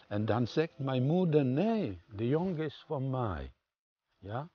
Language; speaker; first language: Dutch; non-native, fluent; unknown